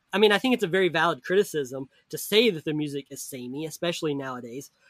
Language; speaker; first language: English; native; English